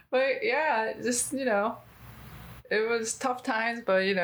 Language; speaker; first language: English; non-native, fluent; Korean